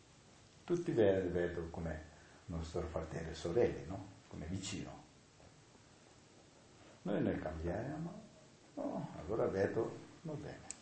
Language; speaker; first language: Italian; non-native, learner; Tibetan